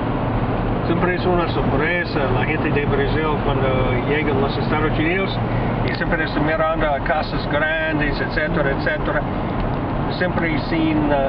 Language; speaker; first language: Spanish; non-native, learner; Portuguese